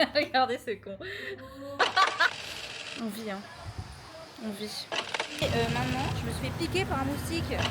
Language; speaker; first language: French; early bilingual, other home language; Vietnamese